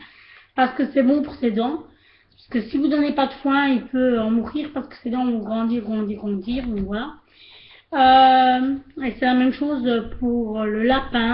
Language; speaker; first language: French; native; French